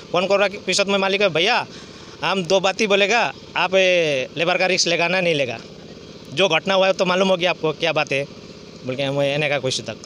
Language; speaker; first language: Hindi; non-native, local second language; Assamese